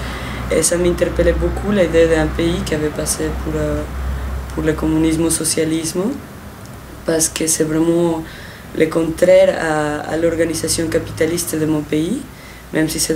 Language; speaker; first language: French; non-native, fluent; Spanish